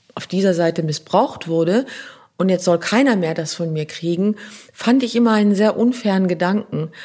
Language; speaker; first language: German; non-native, local second language; French